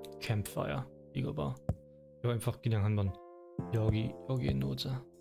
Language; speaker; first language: Korean; non-native, learner; German